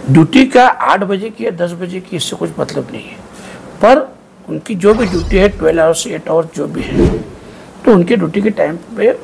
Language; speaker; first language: Hindi; non-native, local second language; Marathi